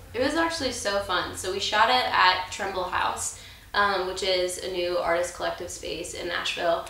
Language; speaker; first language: English; native; English